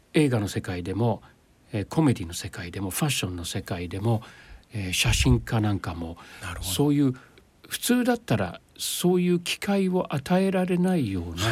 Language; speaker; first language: Japanese; non-native, fluent; English